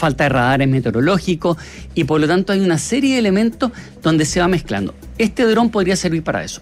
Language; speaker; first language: Spanish; native; Spanish